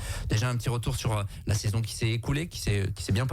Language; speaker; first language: French; native; French